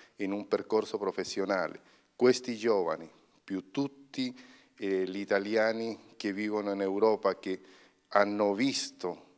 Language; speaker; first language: Italian; non-native, fluent; Spanish